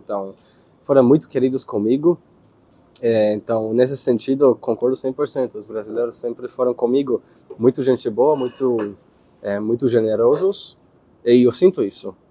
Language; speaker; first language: Portuguese; non-native, fluent; Hebrew